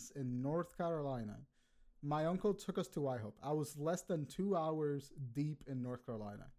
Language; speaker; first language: English; early bilingual, other home language; Spanish